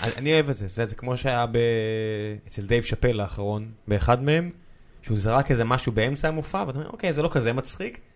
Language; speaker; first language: Hebrew; native; Hebrew